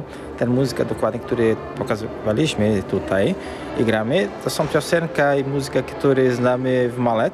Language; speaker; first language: Polish; early bilingual, heritage; Portuguese